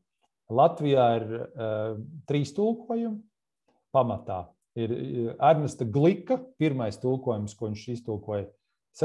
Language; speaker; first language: Latvian; native; Latvian